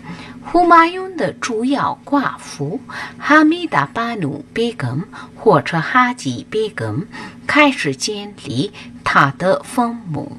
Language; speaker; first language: Chinese; non-native, learner; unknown